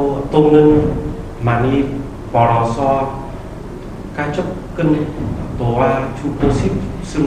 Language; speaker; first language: Korean; non-native, learner; Vietnamese